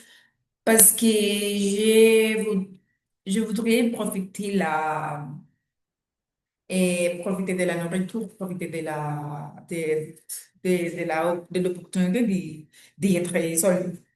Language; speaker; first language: French; non-native, learner; Spanish